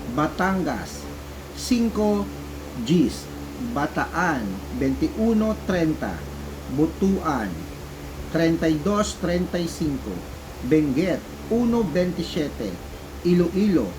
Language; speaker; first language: Filipino; native; Filipino